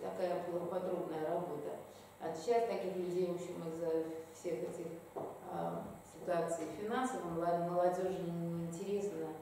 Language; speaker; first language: Russian; native; Russian